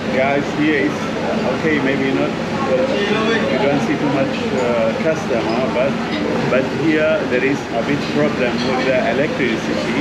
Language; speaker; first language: English; non-native, learner; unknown